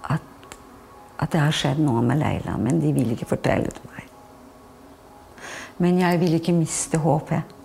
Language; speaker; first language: Norwegian; non-native, fluent; Albanian